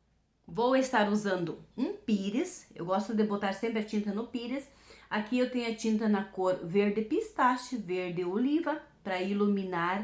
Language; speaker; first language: Portuguese; native; Portuguese